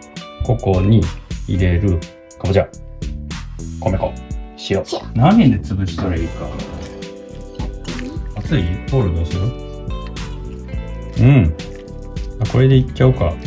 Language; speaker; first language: Japanese; native; Japanese